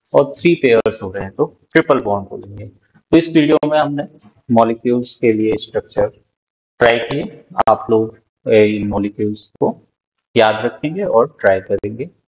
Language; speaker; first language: Hindi; native; Hindi